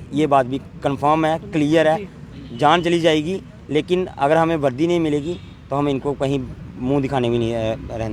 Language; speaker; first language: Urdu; non-native, local second language; Dogri